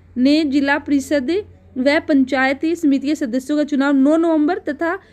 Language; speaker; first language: Hindi; native; Hindi